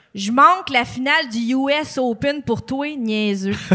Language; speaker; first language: French; native; French